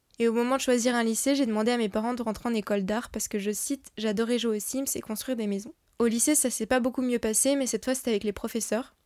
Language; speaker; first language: French; native; French